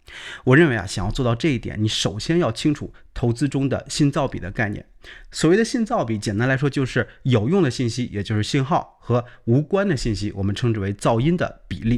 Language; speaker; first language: Chinese; native; Chinese